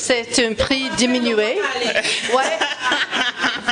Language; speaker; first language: French; non-native, fluent; English